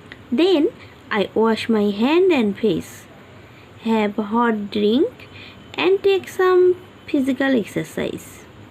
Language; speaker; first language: English; non-native, local second language; Bangla